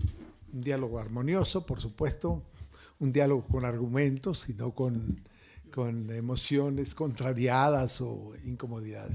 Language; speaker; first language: Spanish; native; Spanish